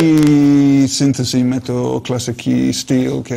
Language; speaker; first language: Greek; non-native, learner; English